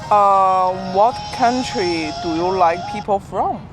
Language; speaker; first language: English; non-native, learner; Chinese